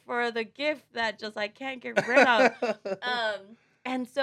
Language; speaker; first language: English; non-native, fluent; Samoan